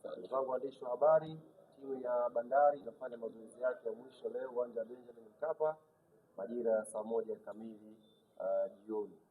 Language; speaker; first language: Swahili; native; Swahili